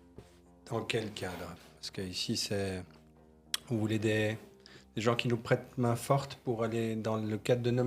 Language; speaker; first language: French; native; French